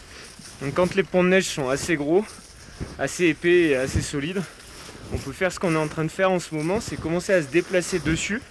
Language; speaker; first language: French; native; French